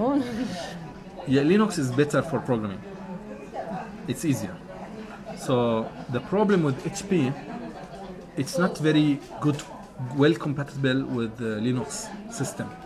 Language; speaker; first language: English; non-native, fluent; Arabic